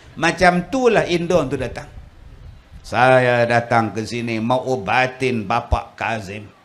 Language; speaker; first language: Malay; native; Malay